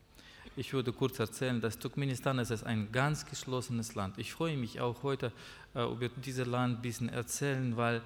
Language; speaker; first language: German; non-native, learner; Russian